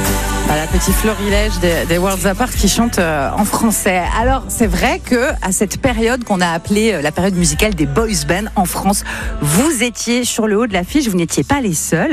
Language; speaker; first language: French; native; French